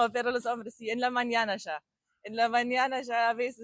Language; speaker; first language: Spanish; non-native, learner; German